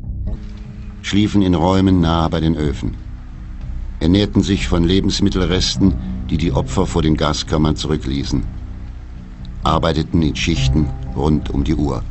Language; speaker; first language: German; native; German